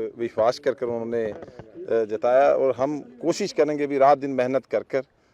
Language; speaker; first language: Hindi; non-native, local second language; Punjabi